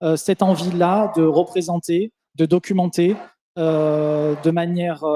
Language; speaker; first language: French; native; French